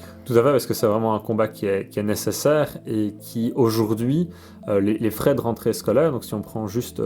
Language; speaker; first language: French; native; French